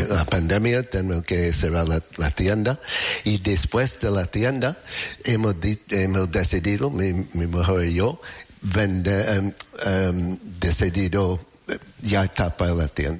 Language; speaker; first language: Spanish; non-native, learner; English